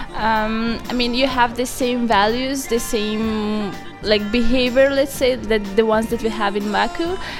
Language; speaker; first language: English; non-native, fluent; Azerbaijani